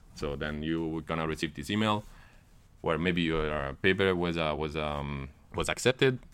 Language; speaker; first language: English; non-native, fluent; Italian